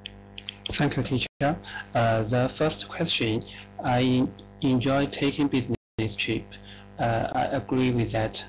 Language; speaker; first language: English; non-native, learner; Chinese